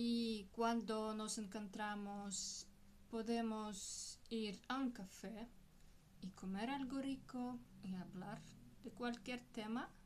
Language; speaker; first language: Spanish; non-native, learner; Russian